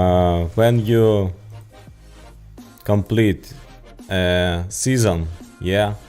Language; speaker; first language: English; non-native, learner; Ukrainian